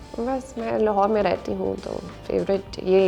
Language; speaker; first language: Hindi; non-native, learner; English